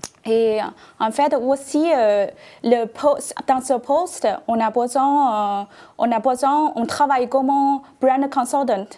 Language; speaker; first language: French; non-native, fluent; Chinese